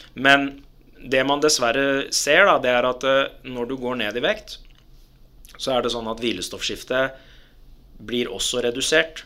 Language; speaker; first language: Norwegian; early bilingual, other home language; Arabic